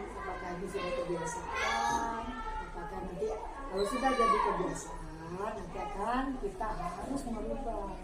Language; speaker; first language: Indonesian; non-native, local second language; Madurese